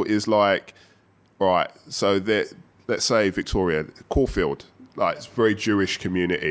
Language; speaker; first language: English; native; English